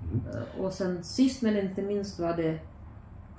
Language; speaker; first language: Swedish; non-native, fluent; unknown